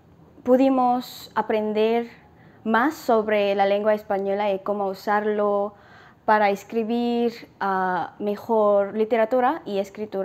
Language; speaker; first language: Spanish; non-native, fluent; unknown